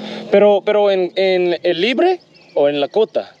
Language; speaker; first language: Spanish; non-native, learner; English